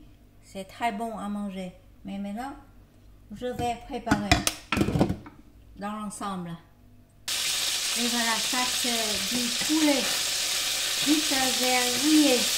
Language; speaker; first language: French; non-native, learner; Vietnamese